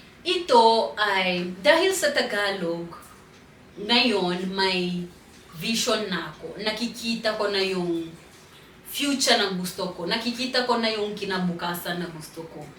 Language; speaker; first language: Filipino; non-native, fluent; Swahili